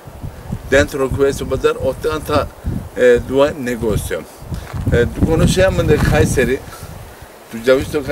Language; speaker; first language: Italian; non-native, learner; Turkish